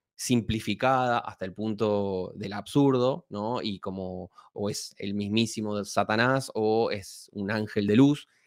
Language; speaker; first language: Spanish; native; Spanish